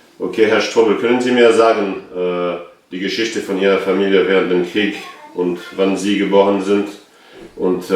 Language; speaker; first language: German; non-native, learner; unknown